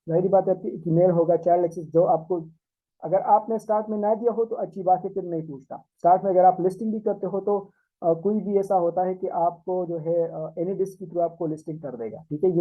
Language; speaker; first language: Urdu; non-native, local second language; Pashto